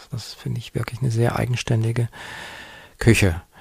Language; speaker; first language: German; native; German